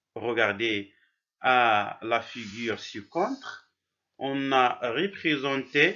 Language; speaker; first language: French; non-native, local second language; Arabic